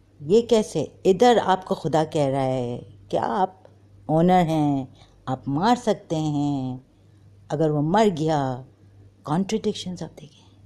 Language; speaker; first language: Urdu; early bilingual, heritage; Urdu